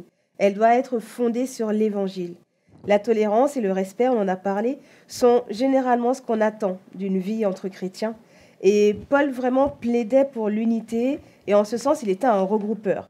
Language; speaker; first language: French; native; French